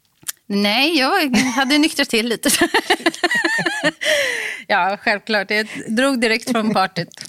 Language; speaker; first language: Swedish; native; Swedish